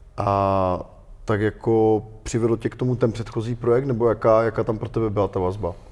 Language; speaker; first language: Czech; native; Czech